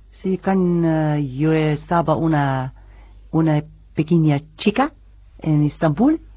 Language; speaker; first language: Spanish; non-native, learner; Turkish